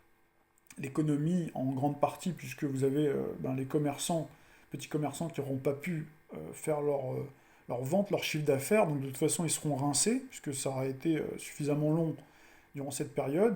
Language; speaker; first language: French; native; French